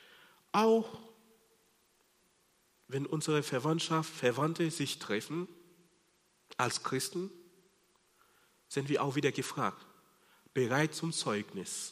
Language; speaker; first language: German; non-native, fluent; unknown